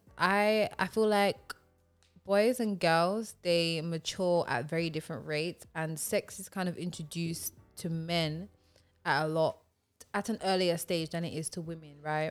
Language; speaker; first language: English; native; English